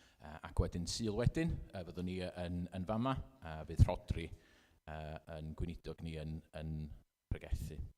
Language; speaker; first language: Welsh; native; Welsh